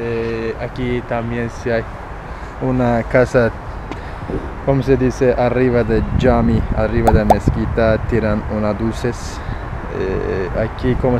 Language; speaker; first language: Spanish; non-native, learner; Turkish